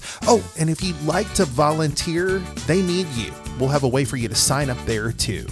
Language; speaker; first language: English; native; English